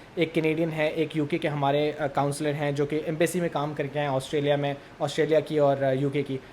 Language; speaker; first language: Urdu; early bilingual, heritage; Urdu